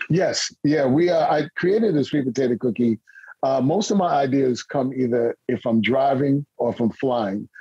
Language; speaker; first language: English; native; English